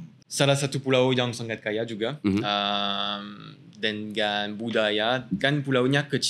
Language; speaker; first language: Indonesian; non-native, fluent; French